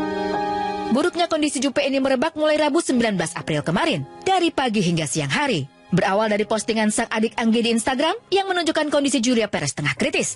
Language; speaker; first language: Indonesian; native; Indonesian